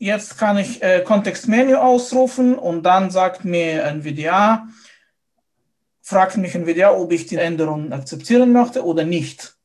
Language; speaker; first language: German; non-native, fluent; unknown